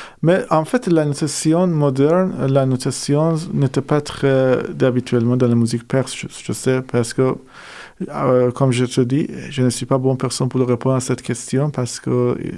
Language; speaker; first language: French; non-native, fluent; Persian